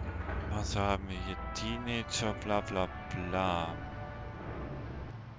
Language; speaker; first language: German; native; German